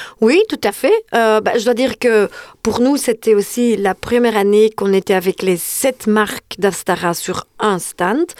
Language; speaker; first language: French; non-native, local second language; Dutch